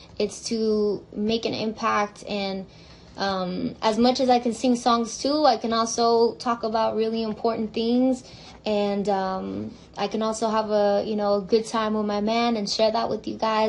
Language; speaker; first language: English; native; English